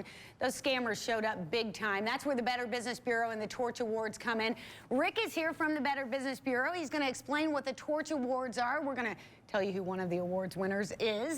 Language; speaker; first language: English; native; English